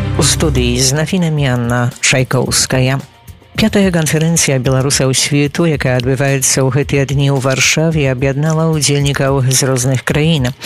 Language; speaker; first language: Belarusian; native; Belarusian